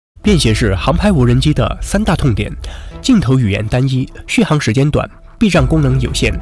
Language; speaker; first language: Chinese; native; Chinese